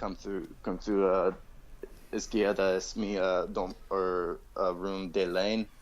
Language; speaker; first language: Spanish; non-native, learner; English